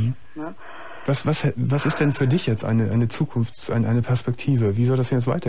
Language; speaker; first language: German; native; German